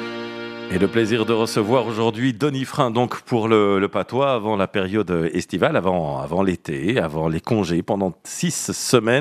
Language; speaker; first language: French; native; French